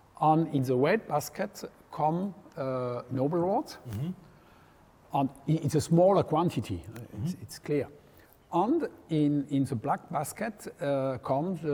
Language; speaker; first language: English; non-native, learner; French